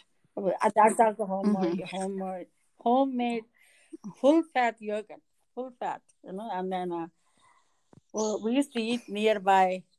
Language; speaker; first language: English; non-native, local second language; Telugu